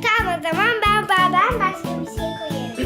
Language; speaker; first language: Turkish; early bilingual, heritage; Turkish